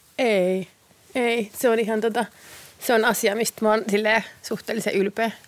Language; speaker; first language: Finnish; native; Finnish